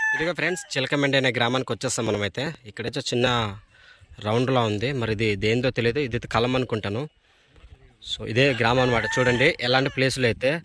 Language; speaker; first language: Telugu; non-native, local second language; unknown